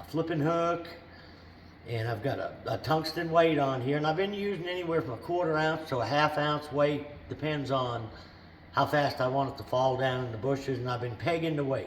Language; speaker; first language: English; native; English